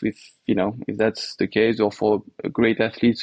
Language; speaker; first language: English; non-native, fluent; French